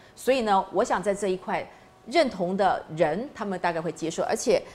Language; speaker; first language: Chinese; native; Chinese